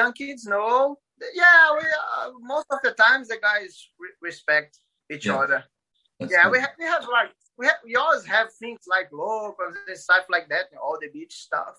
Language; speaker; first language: English; non-native, learner; Portuguese